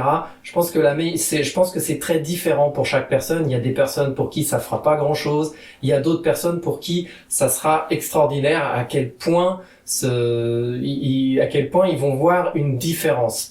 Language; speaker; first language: French; native; French